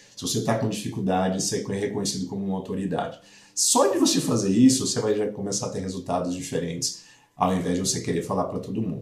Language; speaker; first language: Portuguese; native; Portuguese